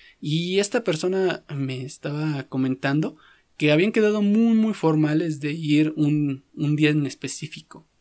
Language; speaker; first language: Spanish; native; Spanish